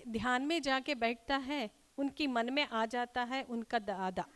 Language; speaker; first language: Hindi; non-native, local second language; Kannada